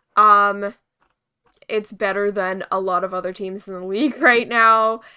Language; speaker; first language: English; native; English